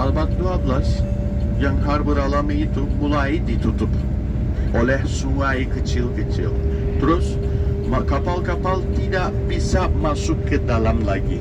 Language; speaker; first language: Indonesian; non-native, learner; Turkish